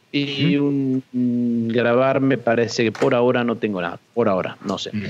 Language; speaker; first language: Spanish; native; Spanish